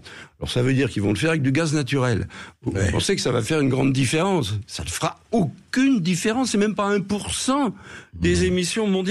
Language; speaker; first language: French; native; French